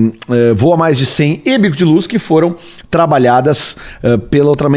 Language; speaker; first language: Portuguese; native; Portuguese